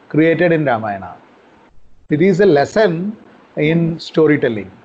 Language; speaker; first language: English; non-native, local second language; Malayalam